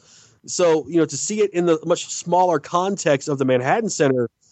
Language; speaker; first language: English; native; English